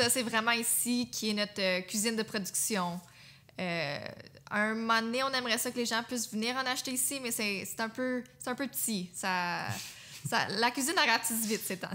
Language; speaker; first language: French; native; French